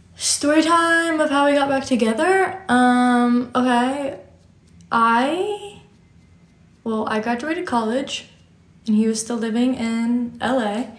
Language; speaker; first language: English; native; English